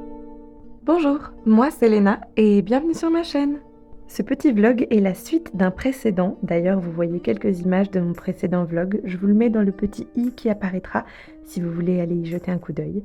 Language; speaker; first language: French; native; French